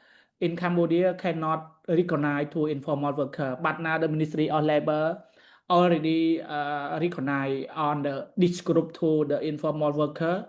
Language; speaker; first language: English; non-native, learner; Khmer